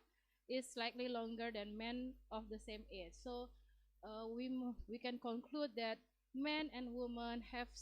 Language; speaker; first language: English; non-native, learner; Indonesian